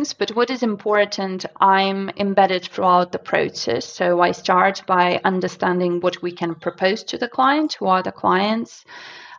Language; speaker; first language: English; non-native, fluent; Russian